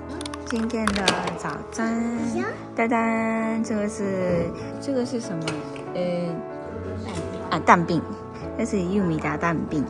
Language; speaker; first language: Chinese; non-native, fluent; Japanese